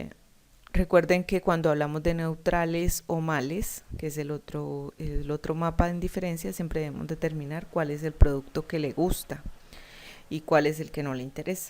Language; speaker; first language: Spanish; native; Spanish